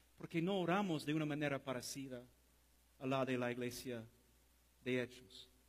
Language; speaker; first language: Spanish; non-native, fluent; English